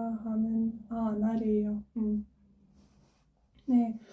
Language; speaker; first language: Korean; non-native, learner; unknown